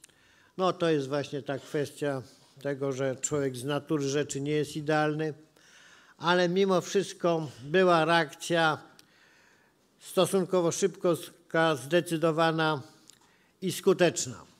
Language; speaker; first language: Polish; native; Polish